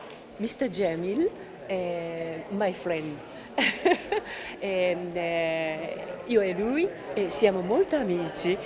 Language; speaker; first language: Italian; non-native, learner; Japanese